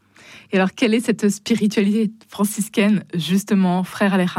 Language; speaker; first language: French; native; French